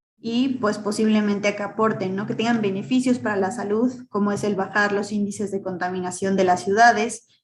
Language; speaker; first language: Spanish; native; Spanish